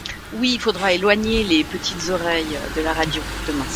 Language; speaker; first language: French; native; French